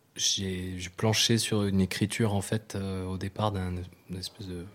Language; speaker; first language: French; native; French